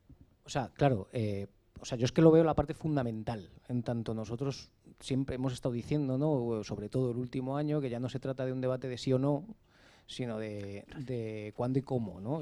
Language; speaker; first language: Spanish; native; Spanish